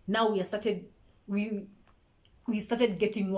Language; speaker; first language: English; non-native, local second language; Swahili